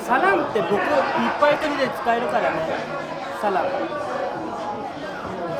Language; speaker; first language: Japanese; non-native, fluent; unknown